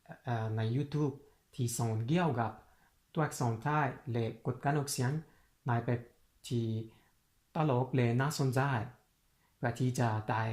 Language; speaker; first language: Thai; non-native, fluent; Persian